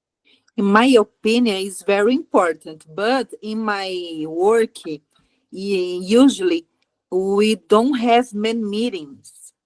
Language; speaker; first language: English; non-native, learner; Portuguese